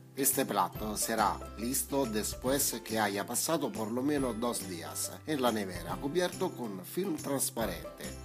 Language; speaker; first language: Spanish; non-native, fluent; Italian